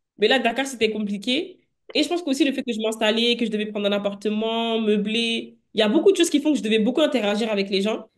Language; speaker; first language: French; native; French